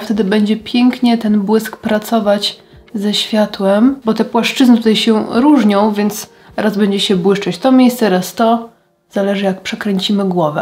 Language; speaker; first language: Polish; native; Polish